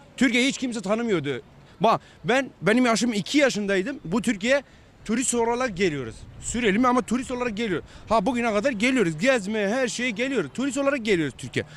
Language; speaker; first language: Turkish; non-native, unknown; Arabic